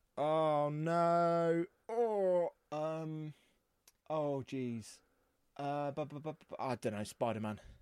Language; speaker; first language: English; native; English